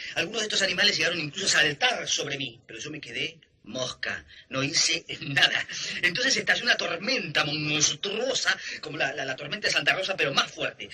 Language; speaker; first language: Spanish; native; Spanish